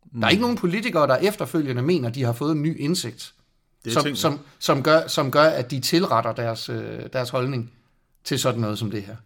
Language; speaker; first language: Danish; native; Danish